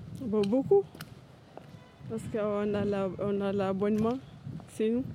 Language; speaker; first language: French; non-native, learner; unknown